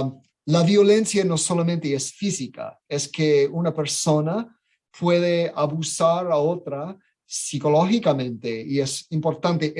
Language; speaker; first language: Spanish; non-native, fluent; English